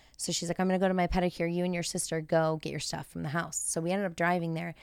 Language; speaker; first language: English; native; English